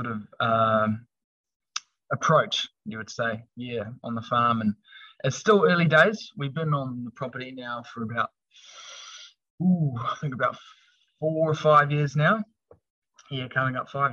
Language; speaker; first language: English; native; English